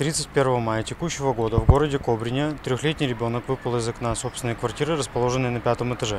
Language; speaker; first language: Russian; native; Russian